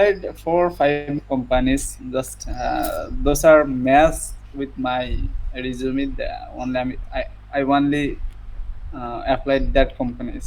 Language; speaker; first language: English; non-native, learner; Bangla